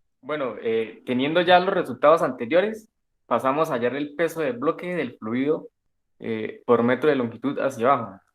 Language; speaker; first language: Spanish; native; Spanish